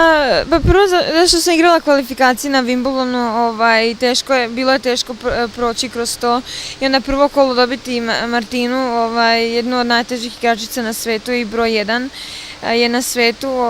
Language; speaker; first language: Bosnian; early bilingual, other home language; Serbian